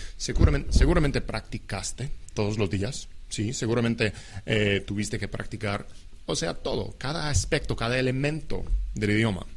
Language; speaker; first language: Spanish; non-native, fluent; English